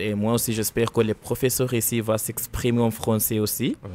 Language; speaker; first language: French; non-native, learner; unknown